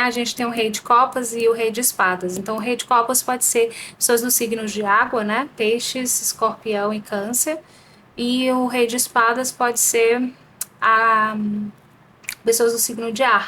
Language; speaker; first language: Portuguese; native; Portuguese